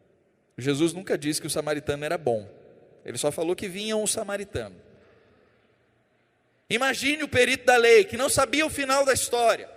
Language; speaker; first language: Portuguese; native; Portuguese